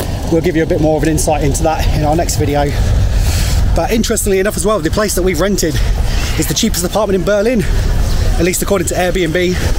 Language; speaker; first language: English; native; English